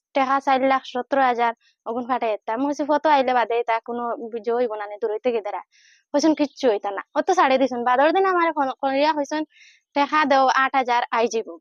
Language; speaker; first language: Bangla; native; Bangla